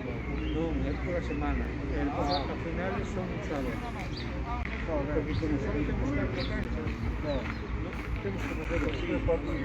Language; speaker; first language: Spanish; non-native, local second language; Galician